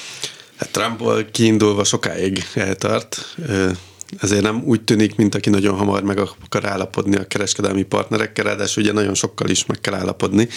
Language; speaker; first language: Hungarian; native; Hungarian